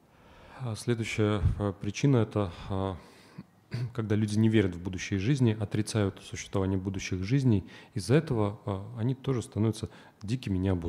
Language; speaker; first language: Russian; native; Russian